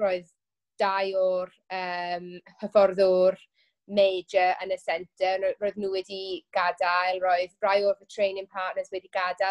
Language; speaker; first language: Welsh; non-native, local second language; English